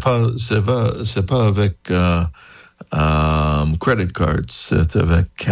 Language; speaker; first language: French; non-native, learner; English